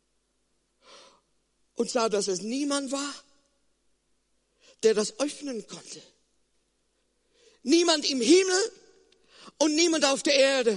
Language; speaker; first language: German; non-native, fluent; Afrikaans